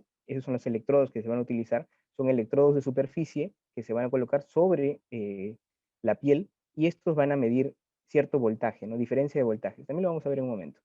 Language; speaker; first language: Spanish; native; Spanish